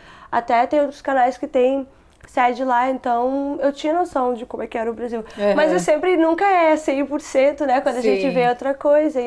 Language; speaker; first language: Portuguese; non-native, local second language; Kabuverdianu